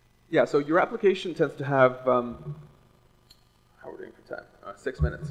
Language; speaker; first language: English; non-native, fluent; Russian